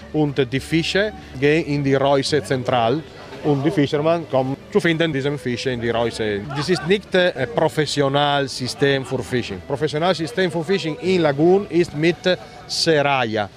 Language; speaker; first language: German; non-native, learner; Italian